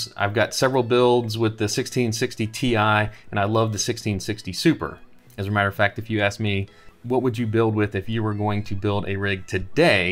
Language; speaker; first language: English; native; English